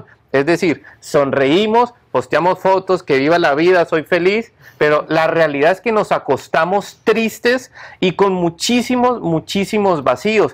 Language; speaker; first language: Spanish; native; Spanish